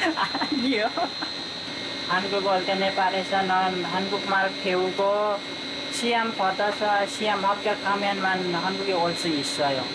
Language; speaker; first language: Korean; non-native, learner; Nepali